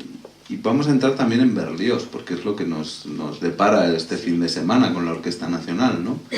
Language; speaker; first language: Spanish; native; Spanish